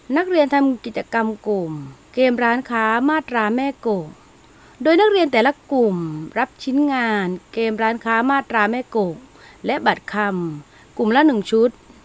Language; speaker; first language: Thai; non-native, local second language; Malay